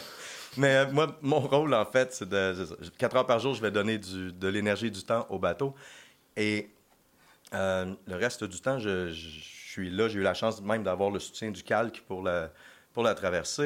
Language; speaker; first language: French; native; French